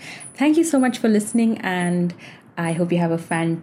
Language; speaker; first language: English; non-native, local second language; Malayalam